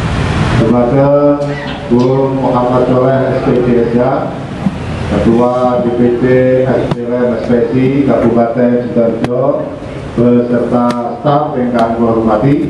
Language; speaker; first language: Indonesian; non-native, local second language; Javanese